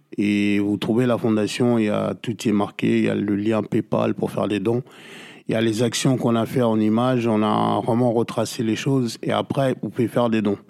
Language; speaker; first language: French; non-native, local second language; Lingala